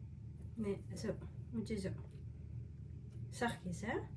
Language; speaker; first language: Dutch; non-native, learner; Indonesian